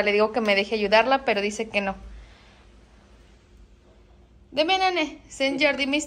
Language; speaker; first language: Spanish; native; Spanish